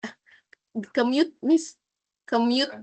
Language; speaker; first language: English; non-native, learner; Indonesian